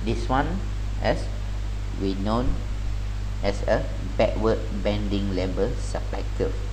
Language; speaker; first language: English; non-native, local second language; Malay